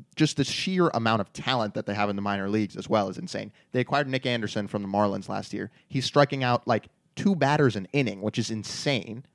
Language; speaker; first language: English; native; English